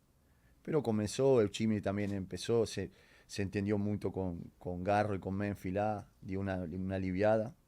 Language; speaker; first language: Portuguese; non-native, learner; Spanish